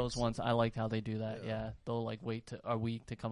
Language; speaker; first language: English; native; English